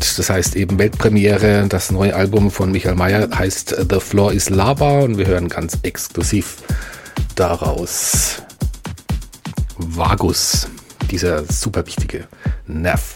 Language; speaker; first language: German; native; German